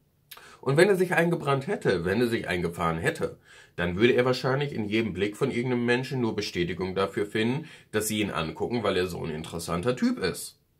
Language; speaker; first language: German; native; German